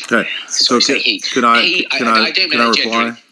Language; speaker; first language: English; native; English